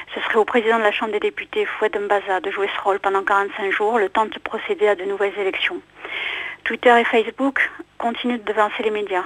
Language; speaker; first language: French; native; French